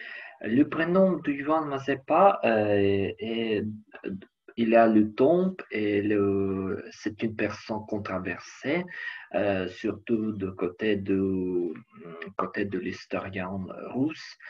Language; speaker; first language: French; non-native, learner; Ukrainian